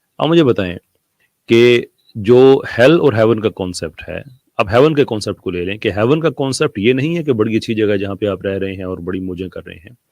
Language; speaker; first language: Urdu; non-native, local second language; Punjabi